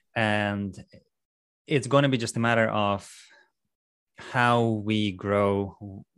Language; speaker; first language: English; non-native, fluent; Russian